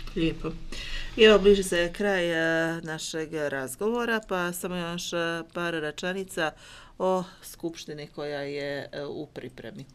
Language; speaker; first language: Croatian; native; Croatian